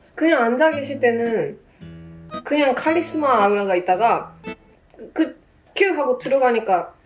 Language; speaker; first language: Korean; non-native, fluent; Japanese